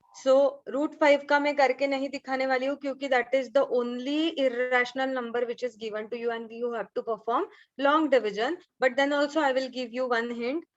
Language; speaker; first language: Hindi; non-native, local second language; Marathi